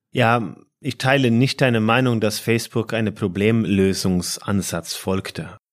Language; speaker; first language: German; non-native, fluent; Norwegian